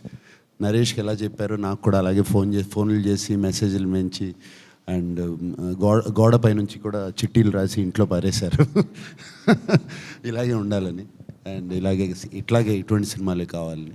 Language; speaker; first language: Telugu; native; Telugu